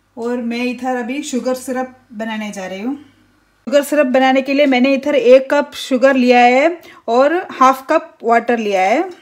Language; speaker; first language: Hindi; non-native, local second language; Malayalam